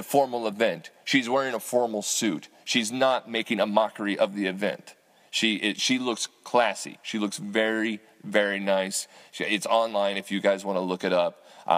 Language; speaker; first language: English; native; English